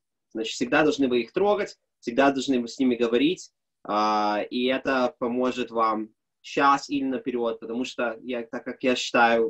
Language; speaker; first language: Russian; early bilingual, heritage; Russian